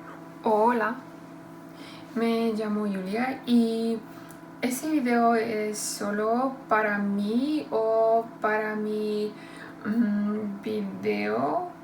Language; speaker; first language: Spanish; non-native, learner; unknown